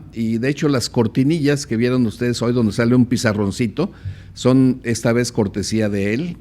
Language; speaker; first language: Spanish; native; Spanish